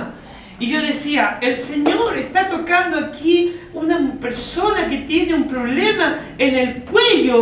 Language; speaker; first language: Spanish; native; Spanish